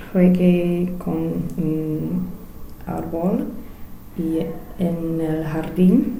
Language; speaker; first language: Spanish; non-native, learner; English